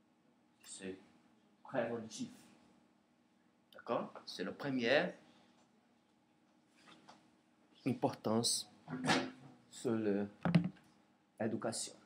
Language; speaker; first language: French; non-native, learner; Portuguese